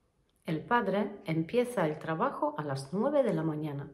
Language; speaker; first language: Spanish; non-native, fluent; Polish